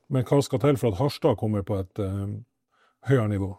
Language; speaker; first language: Norwegian; native; Norwegian